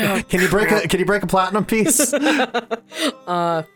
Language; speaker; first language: English; native; English